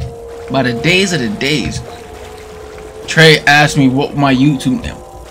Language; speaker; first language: English; native; English